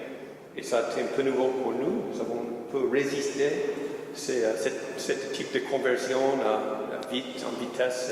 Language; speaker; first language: French; non-native, fluent; English